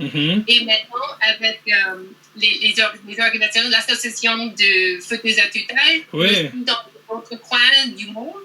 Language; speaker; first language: French; non-native, learner; English